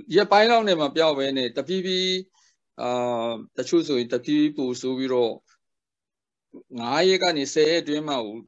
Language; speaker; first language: Burmese; non-native, local second language; Tedim Chin